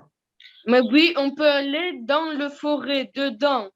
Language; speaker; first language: French; non-native, learner; Russian